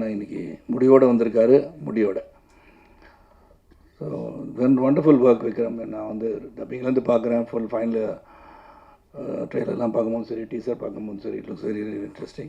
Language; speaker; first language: Tamil; native; Tamil